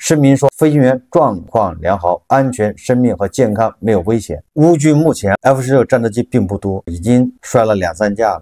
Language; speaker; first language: Chinese; native; Chinese